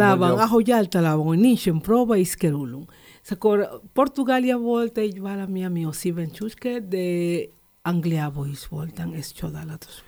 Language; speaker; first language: Hungarian; non-native, learner; Spanish